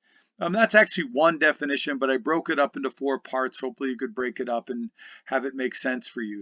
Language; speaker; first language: English; native; English